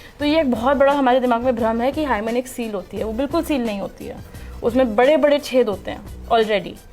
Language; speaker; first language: Hindi; native; Hindi